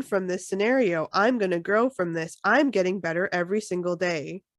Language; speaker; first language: English; native; English